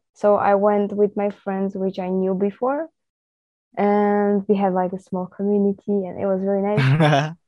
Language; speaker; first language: English; non-native, fluent; Slovak